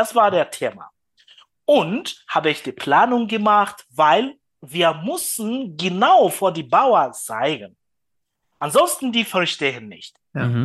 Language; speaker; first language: German; non-native, learner; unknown